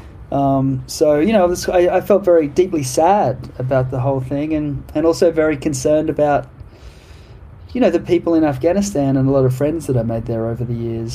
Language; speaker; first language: English; native; English